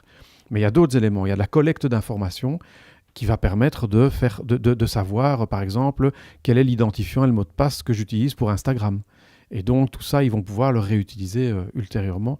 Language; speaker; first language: French; native; French